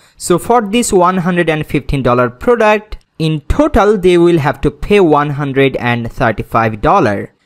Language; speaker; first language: English; non-native, local second language; Bangla